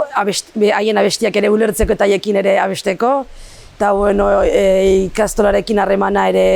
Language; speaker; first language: Basque; non-native, local second language; Arabic